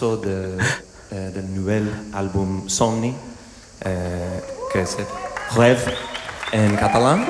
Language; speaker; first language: French; non-native, learner; English